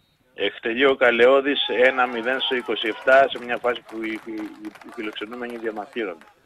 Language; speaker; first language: Greek; native; Greek